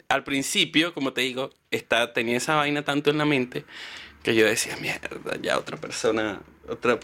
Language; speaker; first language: Spanish; native; Spanish